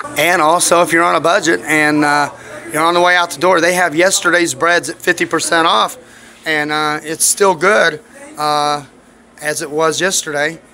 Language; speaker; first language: English; native; English